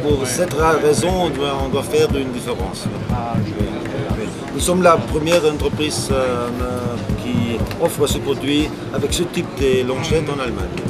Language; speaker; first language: French; non-native, fluent; German